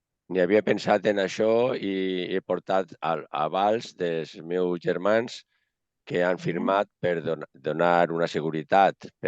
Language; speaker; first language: Catalan; non-native, local second language; Spanish